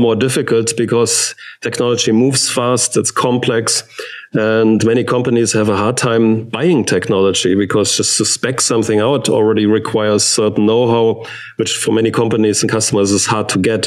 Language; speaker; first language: English; non-native, fluent; German